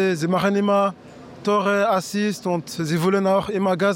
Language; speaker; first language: German; non-native, fluent; French